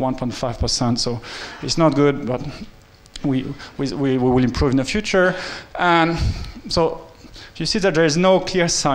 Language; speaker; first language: English; non-native, fluent; French